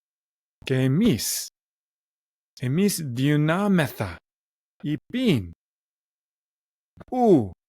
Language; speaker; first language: Greek; non-native, learner; English